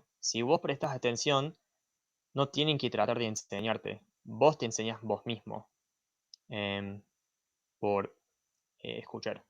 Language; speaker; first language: Spanish; non-native, fluent; English